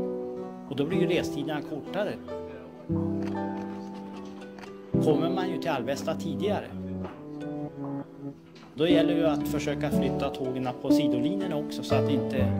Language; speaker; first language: Swedish; native; Swedish